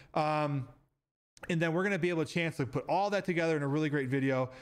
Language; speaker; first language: English; native; English